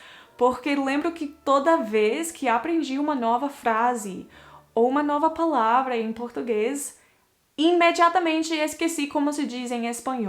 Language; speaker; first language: Portuguese; non-native, fluent; English